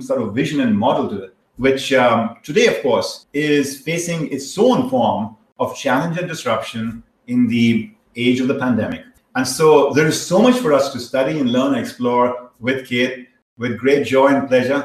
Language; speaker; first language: English; non-native, local second language; Hindi